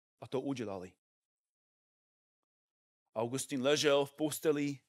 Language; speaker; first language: Czech; non-native, fluent; English